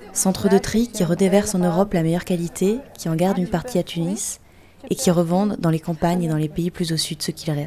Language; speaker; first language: French; native; French